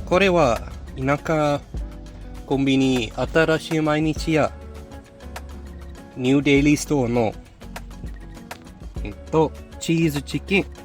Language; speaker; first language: Japanese; non-native, learner; English